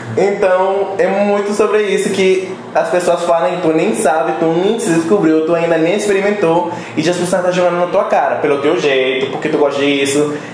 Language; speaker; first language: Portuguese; non-native, fluent; Spanish